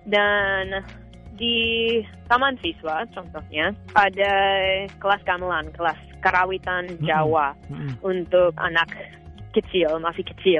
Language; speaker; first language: Indonesian; non-native, fluent; English